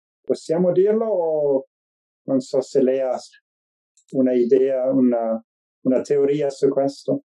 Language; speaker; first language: Italian; non-native, fluent; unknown